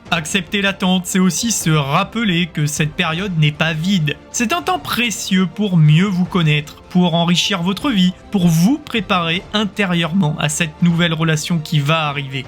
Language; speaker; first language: French; native; French